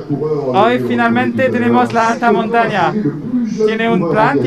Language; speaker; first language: Spanish; non-native, learner; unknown